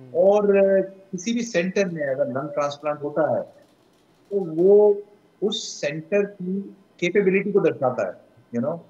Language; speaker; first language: Hindi; native; Hindi